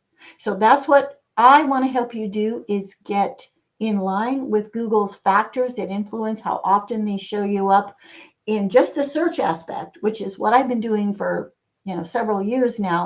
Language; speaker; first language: English; native; English